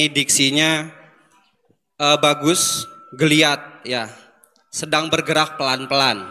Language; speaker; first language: Indonesian; native; Indonesian